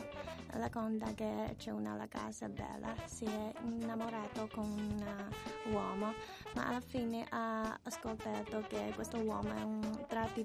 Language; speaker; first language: Italian; non-native, learner; Chinese